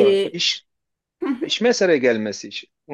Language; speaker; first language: German; non-native, learner; Turkish